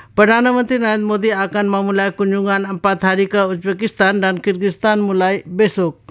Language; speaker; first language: Indonesian; non-native, fluent; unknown